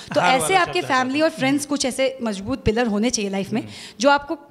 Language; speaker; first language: Hindi; native; Hindi